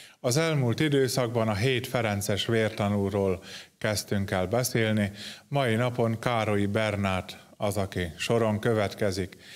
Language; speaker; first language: Hungarian; native; Hungarian